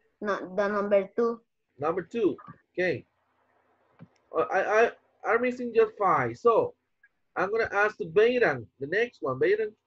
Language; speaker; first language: English; non-native, fluent; Spanish